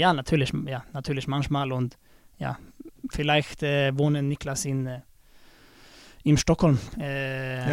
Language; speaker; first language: German; non-native, learner; Swedish